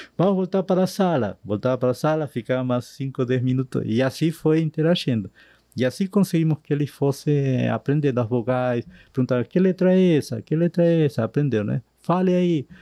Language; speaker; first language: Portuguese; non-native, fluent; Spanish